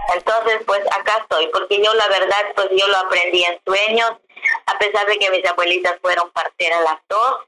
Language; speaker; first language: Spanish; non-native, local second language; Yucateco